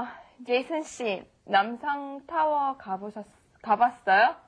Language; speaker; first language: Korean; non-native, learner; English